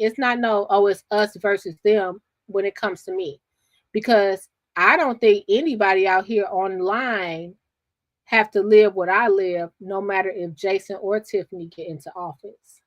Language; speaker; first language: English; native; English